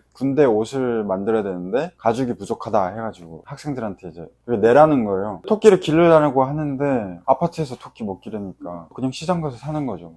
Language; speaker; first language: Korean; native; Korean